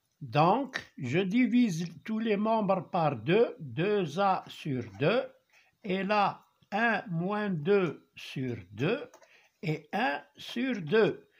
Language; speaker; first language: French; non-native, local second language; Arabic